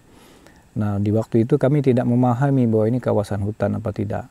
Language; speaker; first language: Indonesian; non-native, local second language; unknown